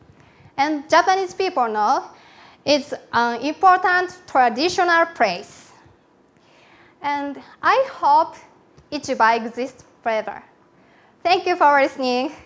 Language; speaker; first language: English; non-native, learner; Japanese